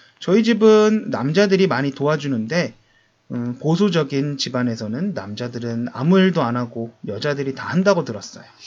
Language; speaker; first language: Korean; native; Korean